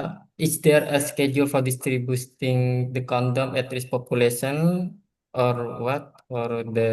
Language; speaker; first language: English; non-native, learner; Indonesian